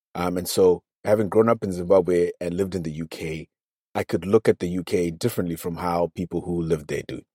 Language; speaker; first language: English; non-native, local second language; Shona